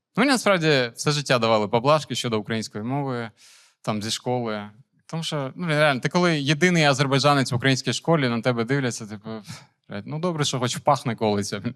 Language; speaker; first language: Ukrainian; non-native, local second language; Russian